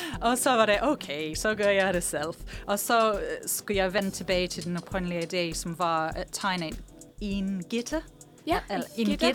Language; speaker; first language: Danish; non-native, fluent; English